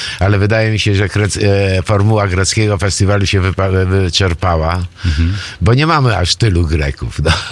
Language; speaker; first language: Polish; early bilingual, other home language; Greek